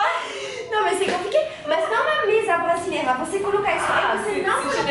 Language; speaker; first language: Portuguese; non-native, learner; French